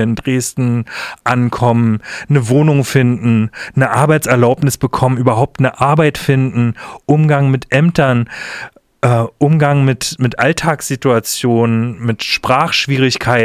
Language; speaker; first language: German; native; German